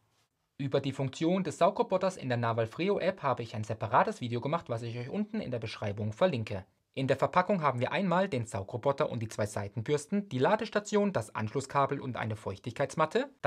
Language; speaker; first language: German; native; German